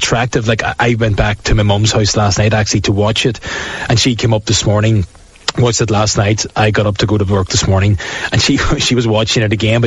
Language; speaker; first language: English; native; English